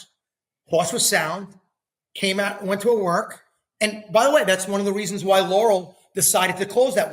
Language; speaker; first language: English; native; English